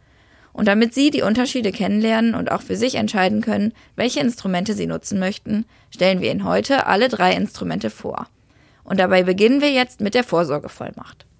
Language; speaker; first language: German; native; German